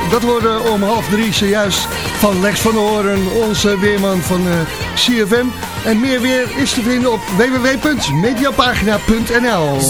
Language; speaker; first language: Dutch; native; Dutch